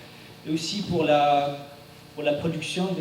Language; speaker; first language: French; non-native, fluent; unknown